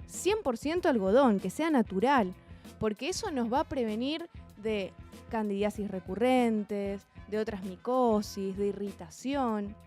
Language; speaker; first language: Spanish; native; Spanish